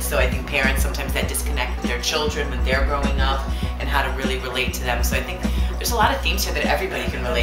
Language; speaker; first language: English; native; English